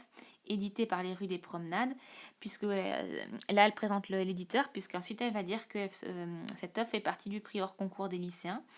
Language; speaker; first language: French; native; French